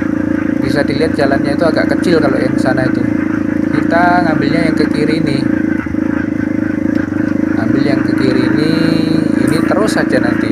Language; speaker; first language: Indonesian; native; Indonesian